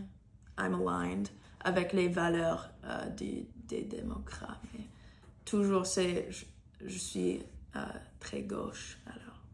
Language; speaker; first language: French; non-native, learner; English